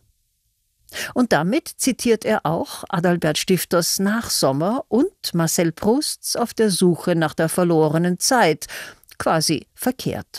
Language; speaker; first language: German; native; German